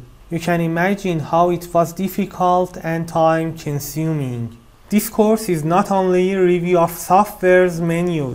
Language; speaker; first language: English; non-native, fluent; Persian